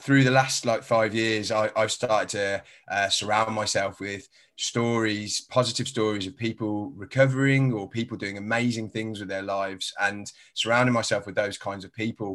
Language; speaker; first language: English; native; English